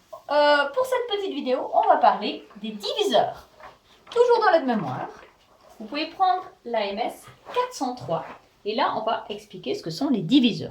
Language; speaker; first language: French; native; French